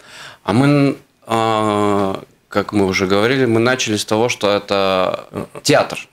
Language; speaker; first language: Russian; non-native, fluent; Latvian